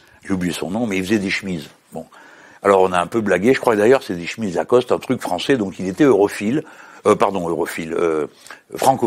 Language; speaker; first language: French; native; French